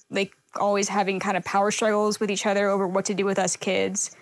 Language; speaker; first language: English; native; English